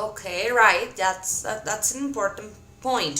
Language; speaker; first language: English; non-native, fluent; Spanish